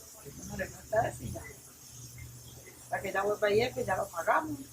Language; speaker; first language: Spanish; native; Spanish